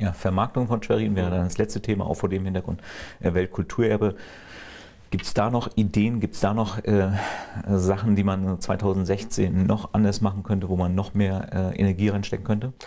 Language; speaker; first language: German; native; German